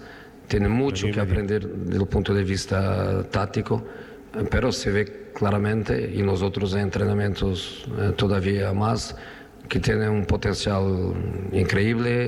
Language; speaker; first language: Spanish; non-native, fluent; Italian